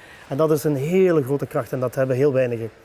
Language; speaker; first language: Dutch; native; Dutch